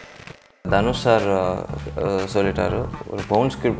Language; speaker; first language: Tamil; non-native, local second language; Telugu